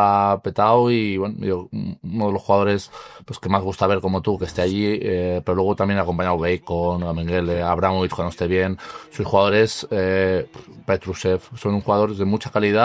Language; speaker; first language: Spanish; native; Spanish